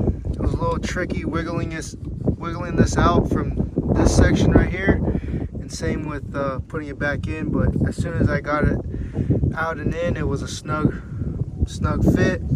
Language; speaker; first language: English; native; English